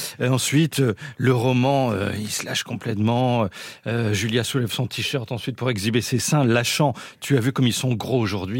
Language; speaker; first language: French; native; French